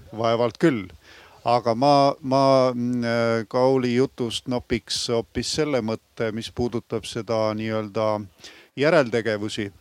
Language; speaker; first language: Estonian; native; Estonian